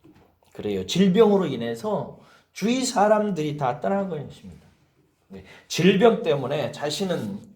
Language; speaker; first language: Korean; native; Korean